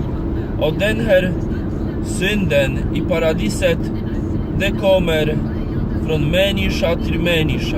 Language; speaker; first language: Swedish; non-native, learner; Polish